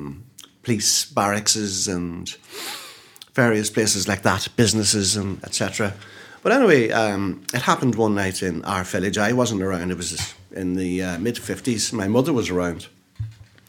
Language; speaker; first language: English; native; English